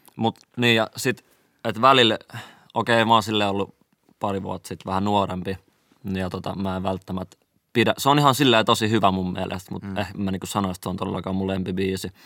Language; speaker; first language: Finnish; native; Finnish